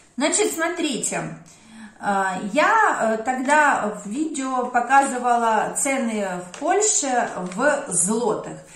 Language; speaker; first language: Russian; native; Russian